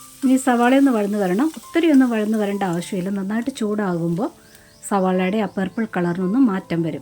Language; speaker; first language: Malayalam; native; Malayalam